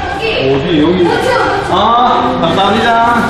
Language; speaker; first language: Korean; non-native, learner; Turkish